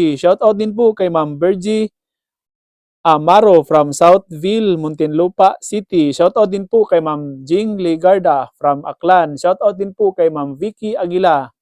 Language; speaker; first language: Filipino; non-native, local second language; Cebuano